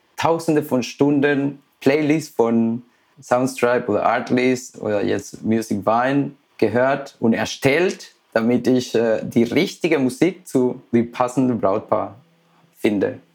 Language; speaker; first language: German; non-native, fluent; Spanish